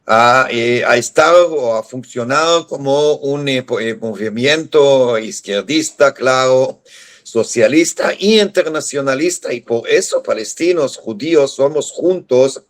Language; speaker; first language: Spanish; non-native, fluent; Hebrew